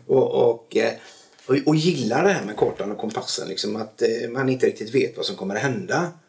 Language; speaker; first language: Swedish; native; Swedish